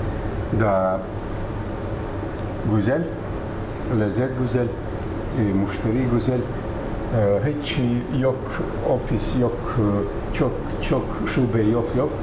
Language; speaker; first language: Turkish; non-native, learner; Bosnian